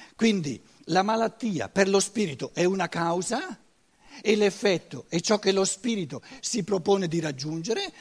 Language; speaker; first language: Italian; non-native, fluent; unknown